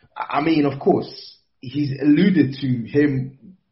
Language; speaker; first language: English; native; English